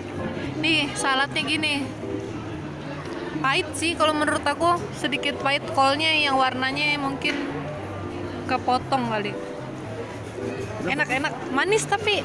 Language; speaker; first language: Indonesian; native; Indonesian